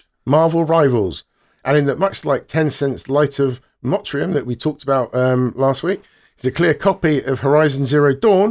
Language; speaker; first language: English; native; English